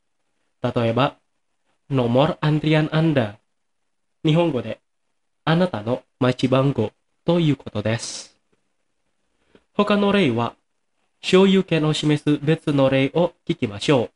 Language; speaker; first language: Japanese; non-native, fluent; Indonesian